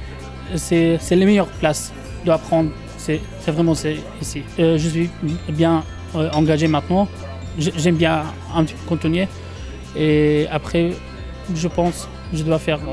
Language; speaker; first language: French; non-native, fluent; Arabic